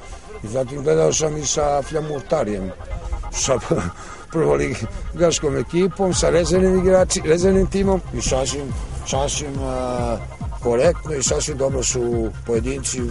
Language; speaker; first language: Serbian; native; Serbian